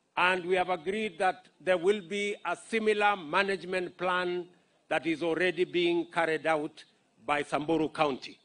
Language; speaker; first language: English; non-native, local second language; Kalenjin